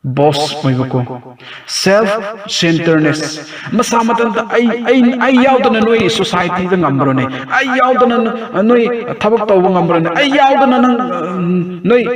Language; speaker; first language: Manipuri; non-native, local second language; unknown